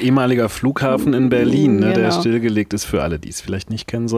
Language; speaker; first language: German; native; German